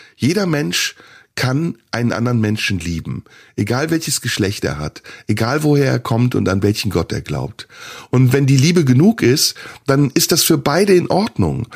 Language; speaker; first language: German; early bilingual, other home language; Turkish